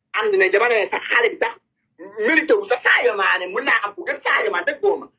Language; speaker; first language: Wolof; native; Wolof